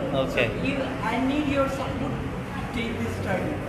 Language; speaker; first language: English; non-native, local second language; Bangla